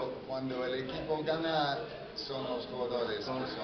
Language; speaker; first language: Spanish; non-native, fluent; English